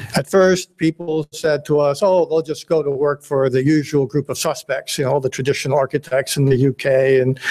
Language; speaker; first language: English; native; English